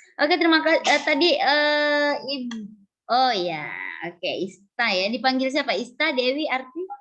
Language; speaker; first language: Indonesian; native; Indonesian